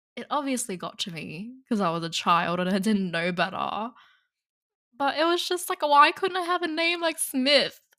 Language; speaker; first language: English; non-native, local second language; Vietnamese